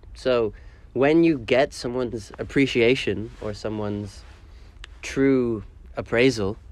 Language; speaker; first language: English; native; English